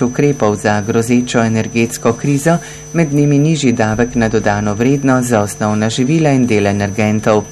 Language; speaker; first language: Slovenian; native; Slovenian